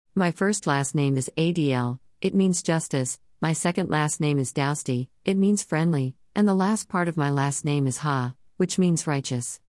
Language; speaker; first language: English; non-native, fluent; Persian